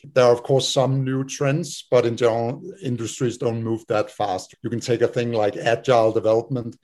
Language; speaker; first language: English; non-native, fluent; Danish